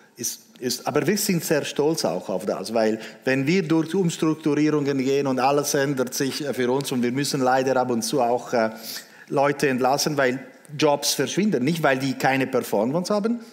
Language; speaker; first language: German; non-native, local second language; Italian